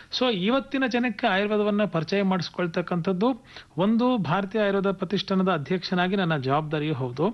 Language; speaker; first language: Kannada; native; Kannada